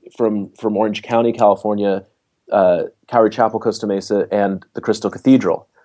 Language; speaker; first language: English; native; English